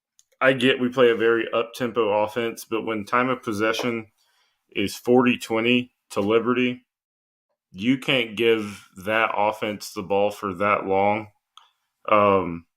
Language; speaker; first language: English; native; English